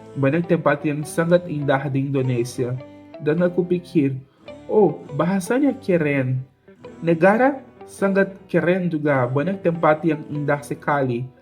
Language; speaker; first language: Indonesian; non-native, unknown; Portuguese